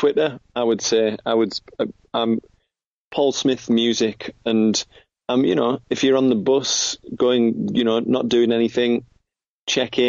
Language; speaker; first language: English; native; English